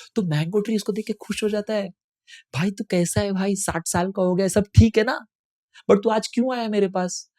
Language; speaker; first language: Hindi; non-native, local second language; Tamil